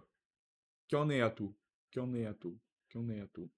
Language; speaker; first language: French; non-native, learner; Russian